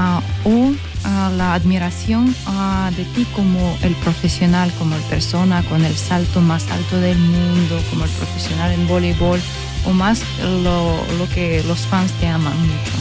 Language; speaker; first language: Spanish; non-native, learner; Russian